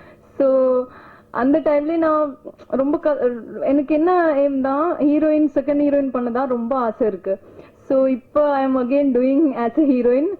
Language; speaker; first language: Tamil; non-native, learner; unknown